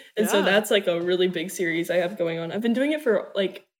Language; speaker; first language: English; native; English